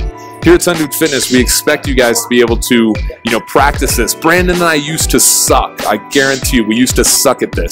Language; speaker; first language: English; native; English